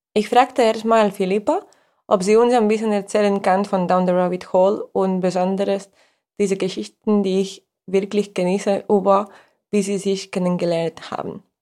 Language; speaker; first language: German; non-native, fluent; Spanish